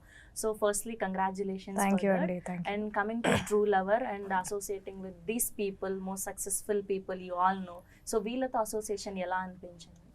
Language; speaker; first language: Telugu; native; Telugu